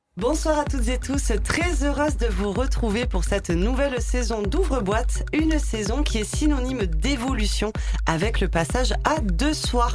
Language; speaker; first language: French; native; French